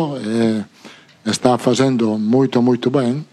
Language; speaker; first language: Portuguese; non-native, fluent; Italian